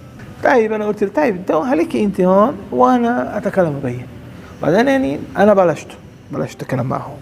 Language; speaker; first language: Arabic; non-native, learner; Portuguese